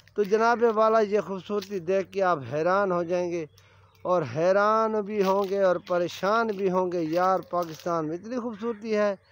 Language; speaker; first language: Urdu; non-native, local second language; Saraiki